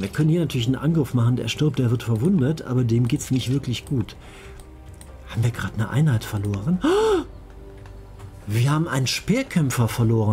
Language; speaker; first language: German; native; German